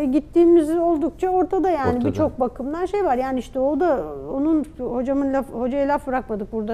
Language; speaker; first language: Turkish; native; Turkish